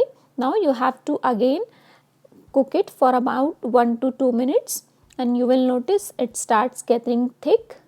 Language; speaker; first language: English; non-native, local second language; Hindi